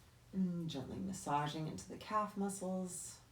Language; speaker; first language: English; native; English